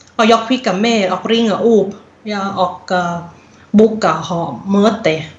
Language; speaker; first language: Swedish; non-native, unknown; Thai